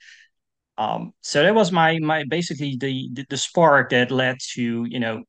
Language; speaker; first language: English; non-native, fluent; Dutch